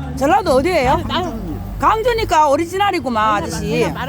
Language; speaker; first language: Korean; native; Korean